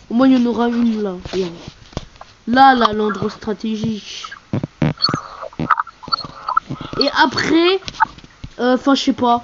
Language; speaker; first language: French; native; French